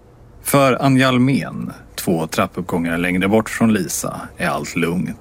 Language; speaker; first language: Swedish; native; Swedish